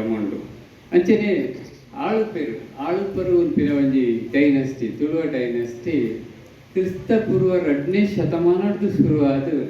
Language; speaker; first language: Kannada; non-native, local second language; Tulu